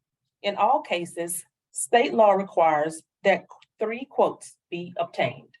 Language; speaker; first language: English; native; English